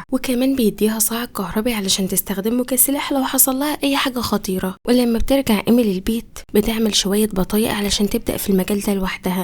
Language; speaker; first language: Arabic; native; Arabic